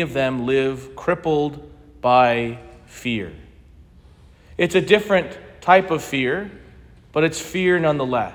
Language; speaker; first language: English; native; English